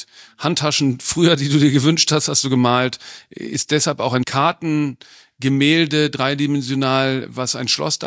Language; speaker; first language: German; native; German